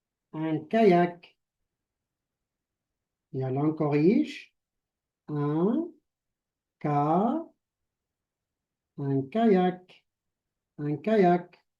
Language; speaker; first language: French; non-native, local second language; Arabic